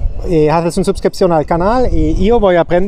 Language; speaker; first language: Spanish; non-native, learner; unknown